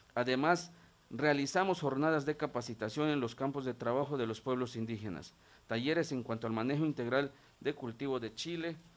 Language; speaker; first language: Spanish; non-native, local second language; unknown